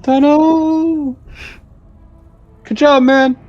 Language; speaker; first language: English; native; English